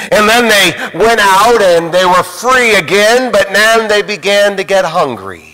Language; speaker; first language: English; native; English